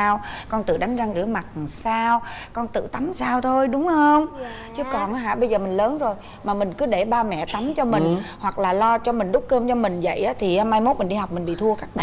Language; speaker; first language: Vietnamese; native; Vietnamese